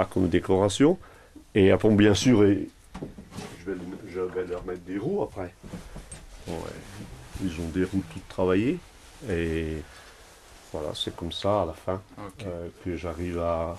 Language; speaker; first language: French; non-native, local second language; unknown